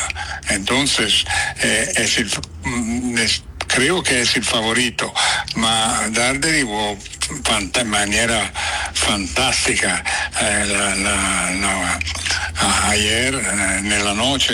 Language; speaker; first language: Spanish; non-native, fluent; Italian